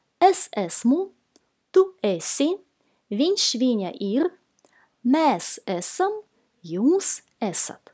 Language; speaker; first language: Latvian; non-native, local second language; Russian